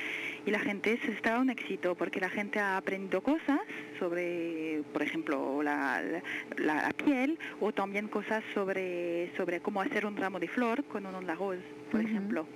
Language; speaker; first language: Spanish; non-native, fluent; French